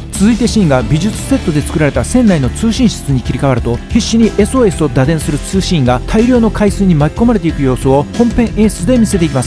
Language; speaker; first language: Japanese; native; Japanese